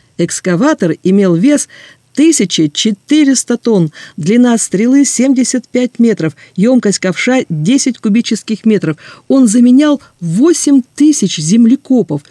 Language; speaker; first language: Russian; native; Russian